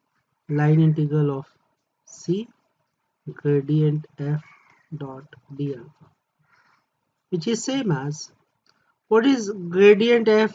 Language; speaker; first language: English; non-native, local second language; Marathi